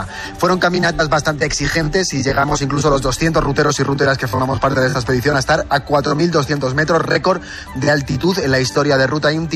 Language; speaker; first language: Spanish; native; Spanish